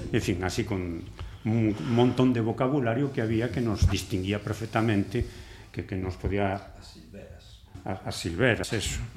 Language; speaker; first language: Galician; native; Galician